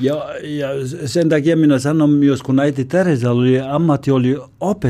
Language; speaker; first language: Finnish; non-native, learner; Albanian